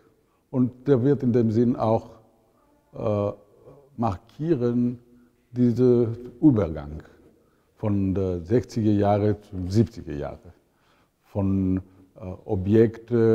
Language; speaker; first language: German; non-native, fluent; Italian